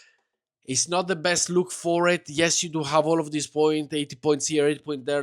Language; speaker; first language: English; non-native, fluent; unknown